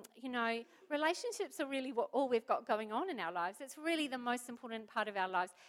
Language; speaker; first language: English; native; English